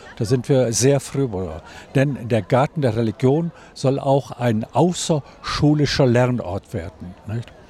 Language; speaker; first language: German; native; German